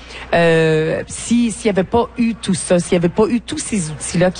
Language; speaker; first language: French; early bilingual, other home language; Arabic